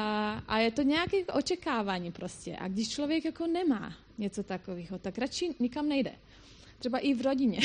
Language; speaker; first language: Czech; non-native, fluent; Croatian